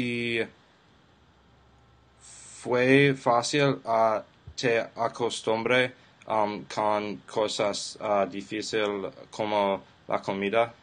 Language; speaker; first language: Spanish; non-native, learner; English